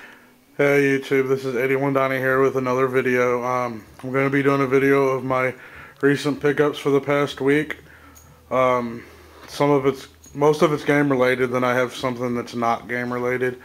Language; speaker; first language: English; native; English